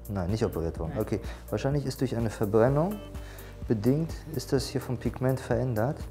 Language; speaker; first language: German; native; German